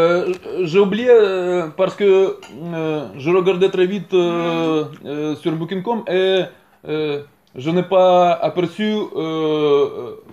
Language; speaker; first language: French; non-native, learner; Russian